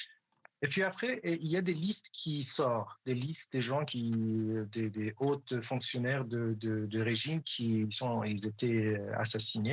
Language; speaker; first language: French; non-native, fluent; Persian